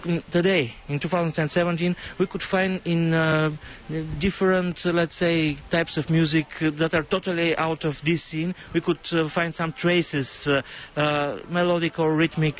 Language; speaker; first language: English; non-native, fluent; Bulgarian